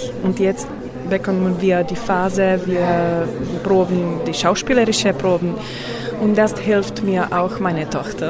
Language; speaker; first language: German; non-native, learner; Czech